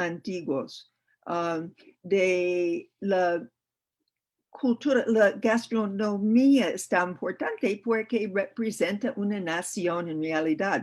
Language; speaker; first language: Spanish; non-native, learner; English